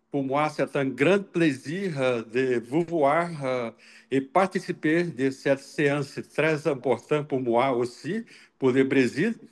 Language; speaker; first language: French; non-native, learner; Portuguese